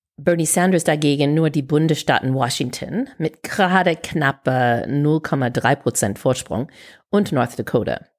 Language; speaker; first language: German; non-native, fluent; English